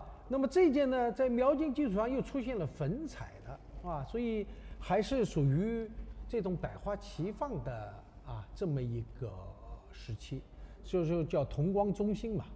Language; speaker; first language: Chinese; native; Chinese